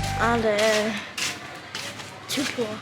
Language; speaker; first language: Korean; non-native, fluent; Khmer